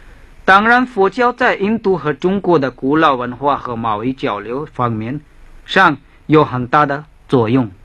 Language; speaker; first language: Chinese; non-native, fluent; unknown